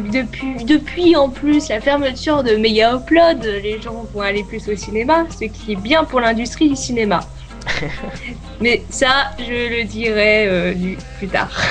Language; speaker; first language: French; native; French